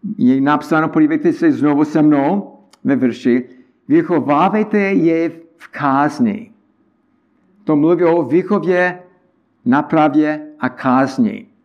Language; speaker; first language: Czech; non-native, learner; English